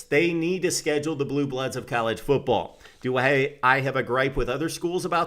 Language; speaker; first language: English; native; English